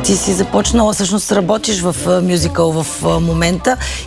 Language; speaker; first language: Bulgarian; native; Bulgarian